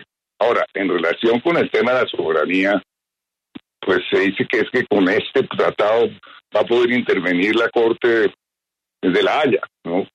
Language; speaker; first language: Spanish; native; Spanish